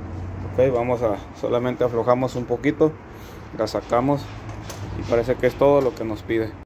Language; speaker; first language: Spanish; native; Spanish